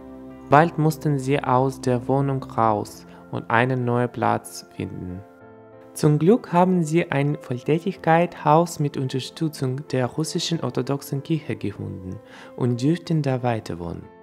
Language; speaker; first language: German; non-native, fluent; Russian